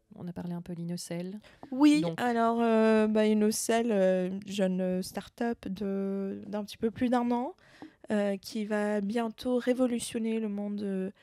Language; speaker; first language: French; native; French